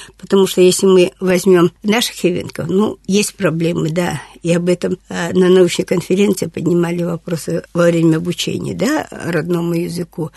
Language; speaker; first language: Russian; non-native, local second language; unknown